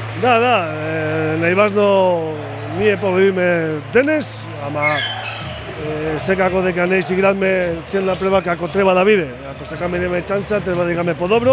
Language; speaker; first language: Macedonian; non-native, fluent; Spanish